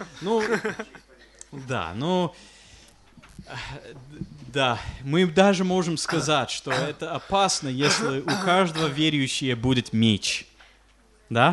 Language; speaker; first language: Russian; non-native, fluent; English